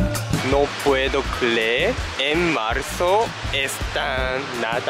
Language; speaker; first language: Spanish; non-native, learner; Japanese